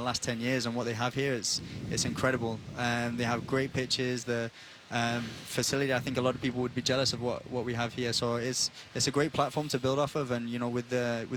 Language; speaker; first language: English; native; English